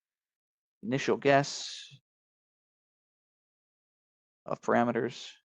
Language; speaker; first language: English; native; English